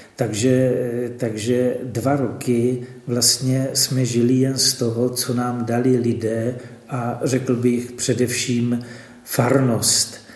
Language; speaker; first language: Czech; native; Czech